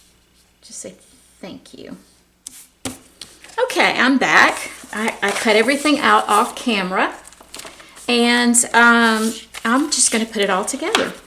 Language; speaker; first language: English; native; English